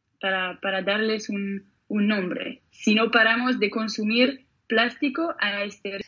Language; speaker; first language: Spanish; non-native, fluent; French